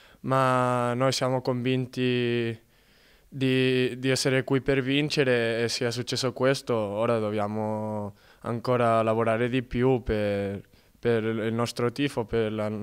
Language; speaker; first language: Italian; non-native, fluent; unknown